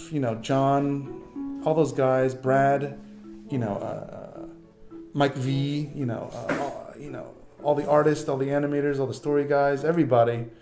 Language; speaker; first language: English; native; English